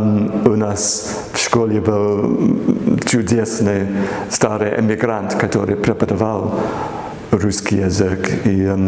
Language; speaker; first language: Russian; non-native, fluent; English